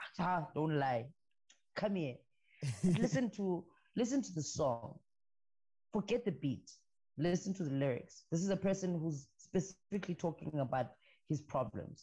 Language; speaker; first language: English; non-native, local second language; Xhosa